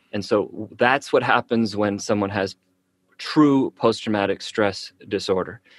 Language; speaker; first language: English; native; English